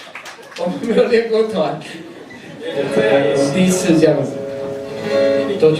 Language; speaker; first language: Chinese; native; Chinese